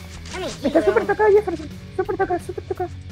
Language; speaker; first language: Spanish; native; Spanish